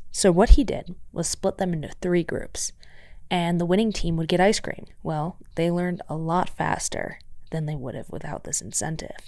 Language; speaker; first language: English; native; English